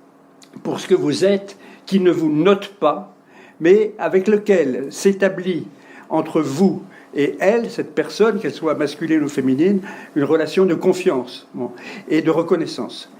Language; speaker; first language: French; native; French